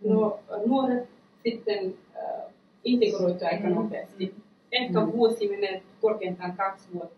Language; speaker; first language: Finnish; non-native, fluent; Persian